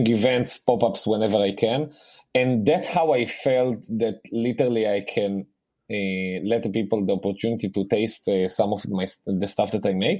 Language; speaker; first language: English; non-native, fluent; Hebrew